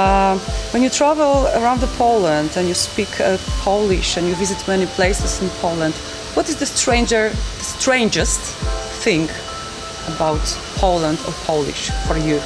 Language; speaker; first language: English; non-native, fluent; Polish